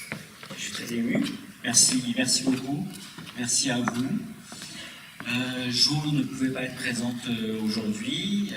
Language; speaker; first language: French; native; French